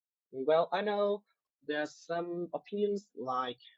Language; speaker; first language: English; non-native, learner; Vietnamese